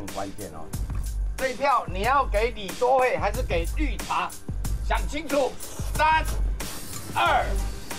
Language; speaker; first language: Chinese; native; Chinese